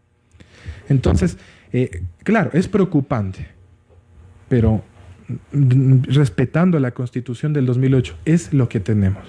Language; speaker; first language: Spanish; native; Spanish